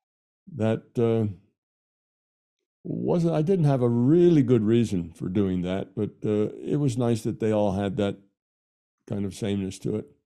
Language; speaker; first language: English; native; English